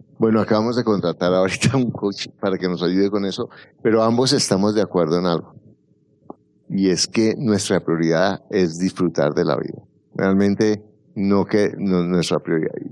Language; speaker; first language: Spanish; native; Spanish